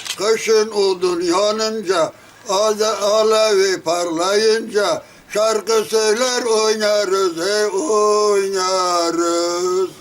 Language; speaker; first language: Turkish; native; Turkish